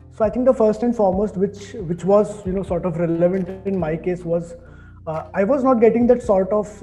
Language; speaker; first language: English; non-native, local second language; Hindi